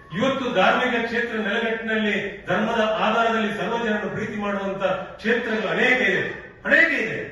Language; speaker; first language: Kannada; non-native, local second language; Tulu